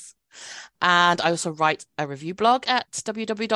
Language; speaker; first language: English; native; English